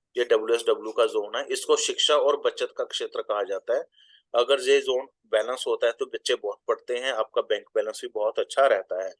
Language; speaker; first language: Hindi; non-native, local second language; Punjabi